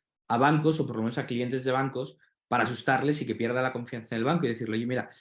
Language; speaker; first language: Spanish; native; Spanish